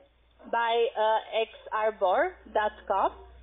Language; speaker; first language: German; non-native, learner; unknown